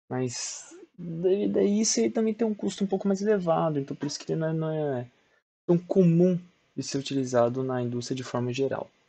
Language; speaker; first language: Portuguese; native; Portuguese